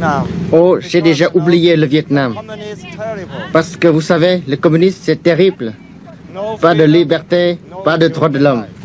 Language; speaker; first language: French; non-native, fluent; Vietnamese